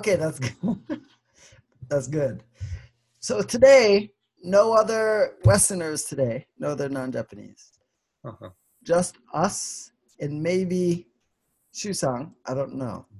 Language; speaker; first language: English; non-native, fluent; Swedish